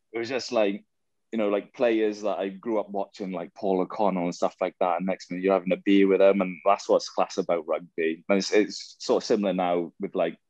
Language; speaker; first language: English; native; English